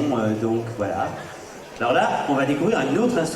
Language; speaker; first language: French; native; French